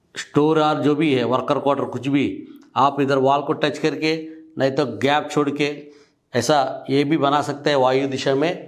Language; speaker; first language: Hindi; non-native, local second language; Telugu